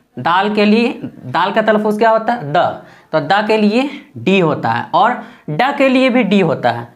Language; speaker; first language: Urdu; native; Urdu